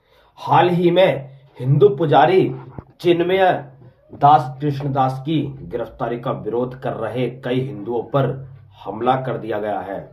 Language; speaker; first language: Hindi; native; Hindi